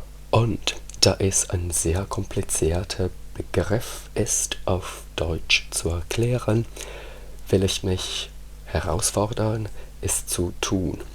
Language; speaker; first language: German; non-native, fluent; Italian